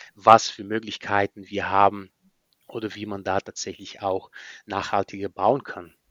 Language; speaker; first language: German; non-native, fluent; Portuguese